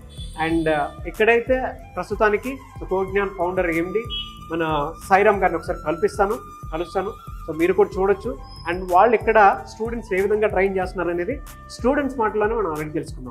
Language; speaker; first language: Telugu; native; Telugu